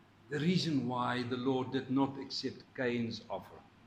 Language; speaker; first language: English; non-native, local second language; Afrikaans